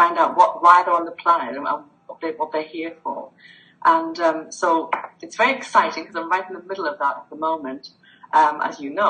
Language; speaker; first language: English; native; English